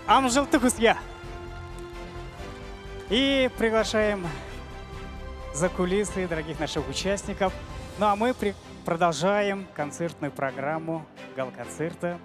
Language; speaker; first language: Russian; native; Russian